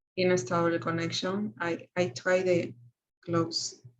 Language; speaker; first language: English; non-native, learner; Spanish